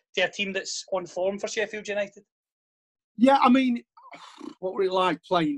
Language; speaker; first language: English; native; English